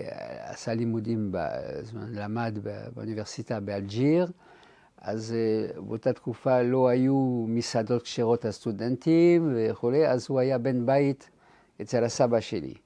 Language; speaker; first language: Hebrew; non-native, fluent; French